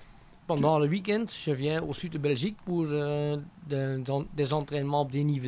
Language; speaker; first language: French; non-native, local second language; Dutch